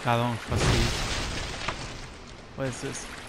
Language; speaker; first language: English; native; English